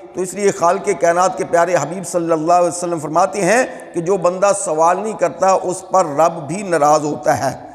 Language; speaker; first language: Urdu; non-native, local second language; Punjabi